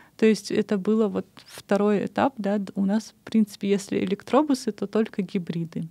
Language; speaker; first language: Russian; non-native, local second language; Kyrgyz